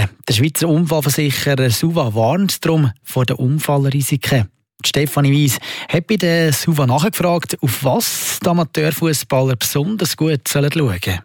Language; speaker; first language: German; native; German